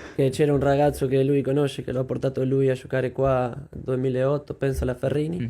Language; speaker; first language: Italian; non-native, fluent; Spanish